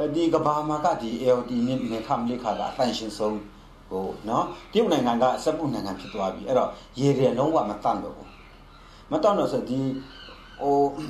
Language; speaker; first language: Burmese; non-native, local second language; Kachin